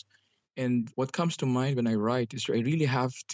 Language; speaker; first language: English; non-native, local second language; Hiligaynon